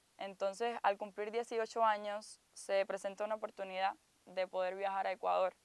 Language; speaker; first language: Spanish; native; Spanish